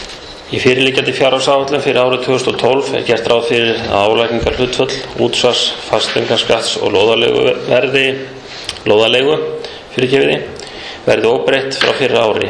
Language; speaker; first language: Icelandic; native; Icelandic